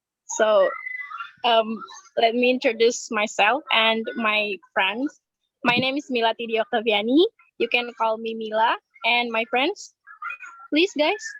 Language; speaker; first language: English; non-native, learner; Indonesian